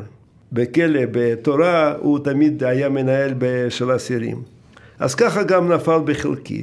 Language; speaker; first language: Hebrew; non-native, fluent; Russian